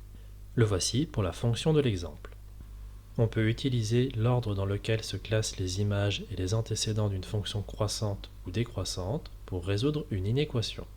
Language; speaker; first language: French; native; French